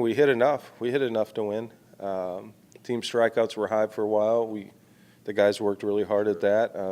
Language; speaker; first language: English; native; English